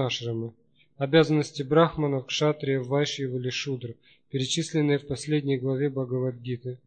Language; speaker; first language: Russian; native; Russian